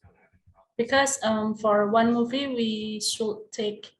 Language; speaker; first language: English; non-native, learner; Indonesian